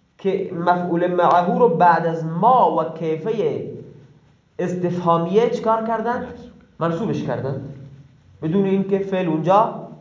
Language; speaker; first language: Persian; non-native, local second language; Baluchi